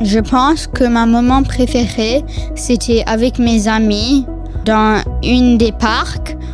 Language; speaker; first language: French; non-native, local second language; English